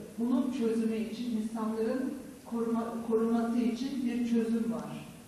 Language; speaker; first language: Turkish; native; Turkish